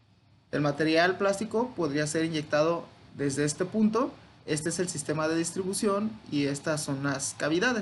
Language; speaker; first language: Spanish; native; Spanish